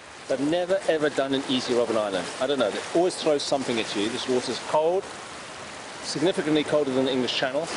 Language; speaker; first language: English; native; English